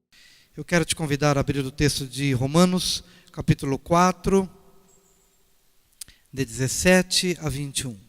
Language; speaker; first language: Portuguese; native; Portuguese